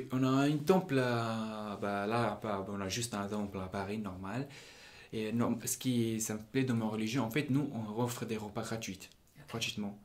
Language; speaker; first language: French; non-native, fluent; Punjabi